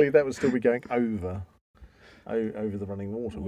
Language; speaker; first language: English; native; English